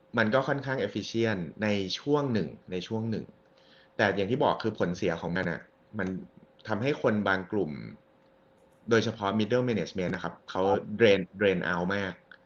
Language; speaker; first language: Thai; native; Thai